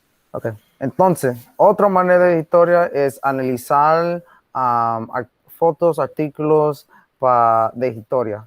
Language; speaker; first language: Spanish; non-native, learner; English